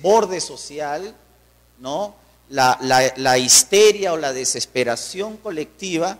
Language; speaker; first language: Spanish; native; Spanish